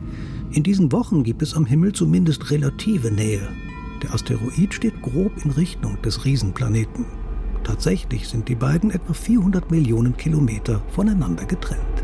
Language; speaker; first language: German; native; German